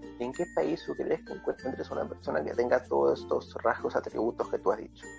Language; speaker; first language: Spanish; native; Spanish